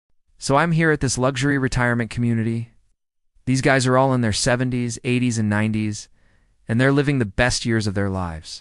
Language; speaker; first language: English; native; English